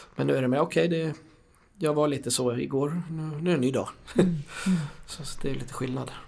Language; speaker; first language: Swedish; native; Swedish